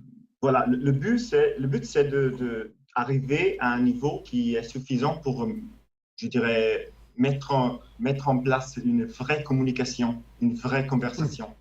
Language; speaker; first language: French; non-native, fluent; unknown